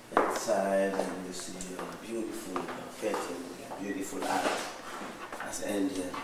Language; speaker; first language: English; non-native, learner; Haitian Creole